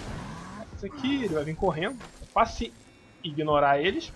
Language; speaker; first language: Portuguese; native; Portuguese